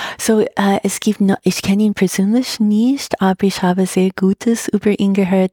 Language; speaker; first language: German; non-native, fluent; English